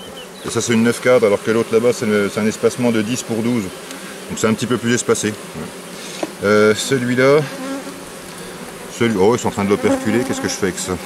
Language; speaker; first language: French; native; French